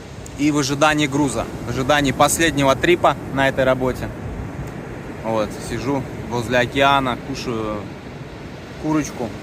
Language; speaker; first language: Russian; native; Russian